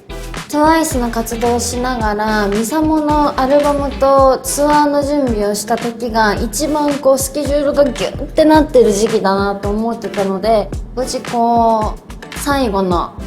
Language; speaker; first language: Japanese; native; Japanese